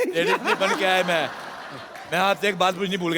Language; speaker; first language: Hindi; native; Hindi